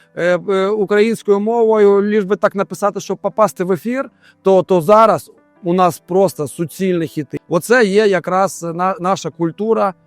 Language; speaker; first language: Ukrainian; non-native, local second language; Russian